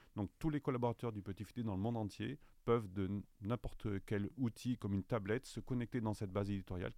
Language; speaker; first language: French; native; French